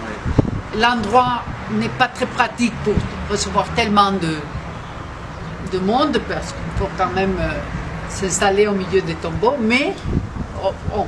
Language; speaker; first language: French; non-native, fluent; Spanish